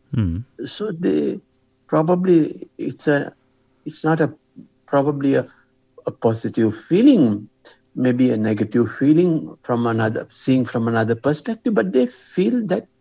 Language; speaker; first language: English; non-native, local second language; Sinhala